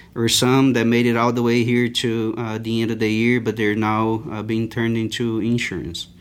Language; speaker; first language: English; non-native, fluent; Portuguese